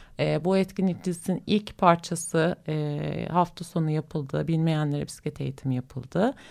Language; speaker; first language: Turkish; native; Turkish